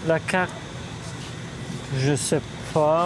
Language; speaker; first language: French; non-native, fluent; Portuguese